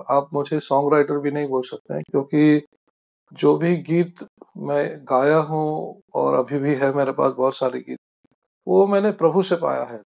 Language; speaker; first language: Hindi; non-native, local second language; Marathi